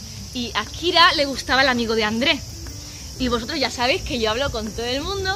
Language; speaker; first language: Spanish; native; Spanish